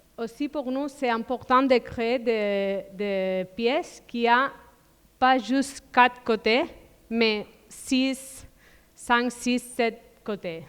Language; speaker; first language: French; non-native, fluent; Spanish